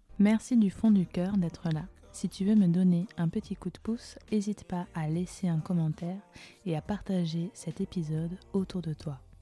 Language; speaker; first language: French; native; French